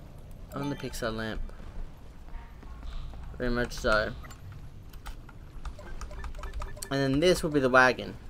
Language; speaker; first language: English; native; English